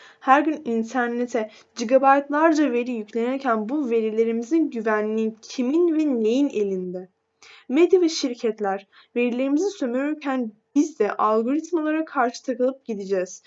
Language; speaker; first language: Turkish; native; Turkish